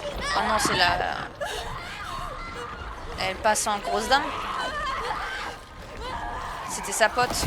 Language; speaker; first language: French; native; French